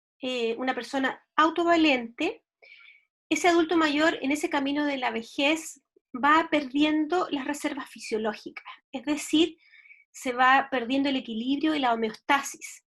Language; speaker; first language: Spanish; native; Spanish